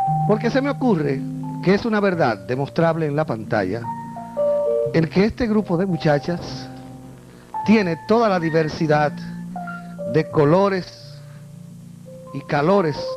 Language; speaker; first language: Spanish; native; Spanish